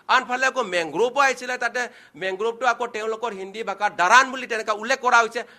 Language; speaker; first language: Assamese; non-native, local second language; Manipuri